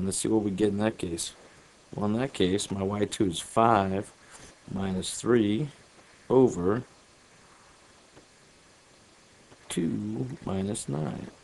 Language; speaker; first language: English; native; English